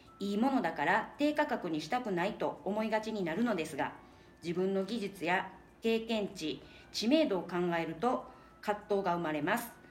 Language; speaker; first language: Japanese; native; Japanese